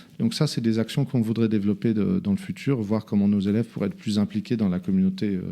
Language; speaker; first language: French; native; French